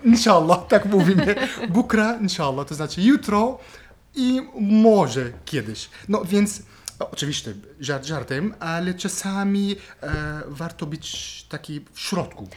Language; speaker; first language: Polish; non-native, fluent; Arabic